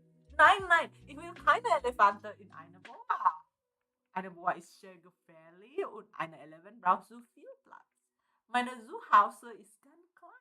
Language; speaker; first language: German; non-native, learner; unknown